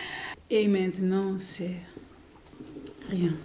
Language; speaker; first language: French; non-native, learner; Dutch